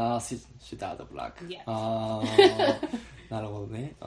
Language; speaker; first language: English; non-native, learner; Japanese